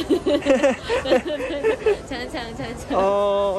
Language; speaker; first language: Chinese; non-native, learner; Japanese